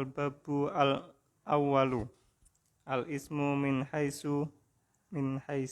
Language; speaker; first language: Arabic; non-native, learner; Indonesian